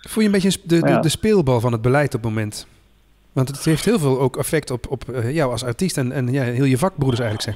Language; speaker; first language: Dutch; native; Dutch